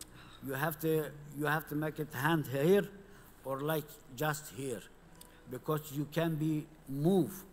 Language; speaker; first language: English; non-native, learner; Kurdish